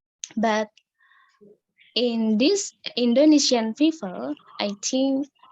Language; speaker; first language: English; non-native, learner; Indonesian